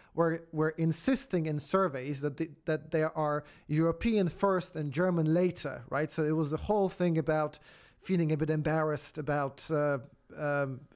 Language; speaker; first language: English; non-native, fluent; Polish